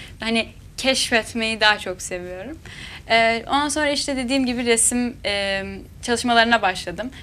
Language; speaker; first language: Turkish; native; Turkish